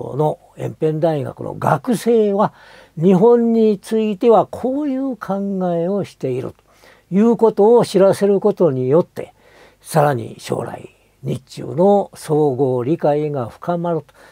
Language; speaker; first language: Japanese; native; Japanese